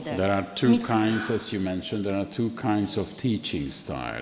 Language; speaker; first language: English; non-native, fluent; Hungarian